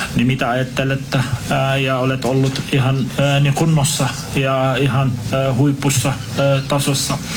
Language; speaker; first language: Finnish; non-native, fluent; Turkish